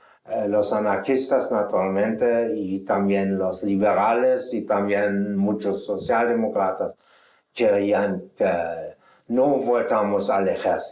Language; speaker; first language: Spanish; non-native, fluent; German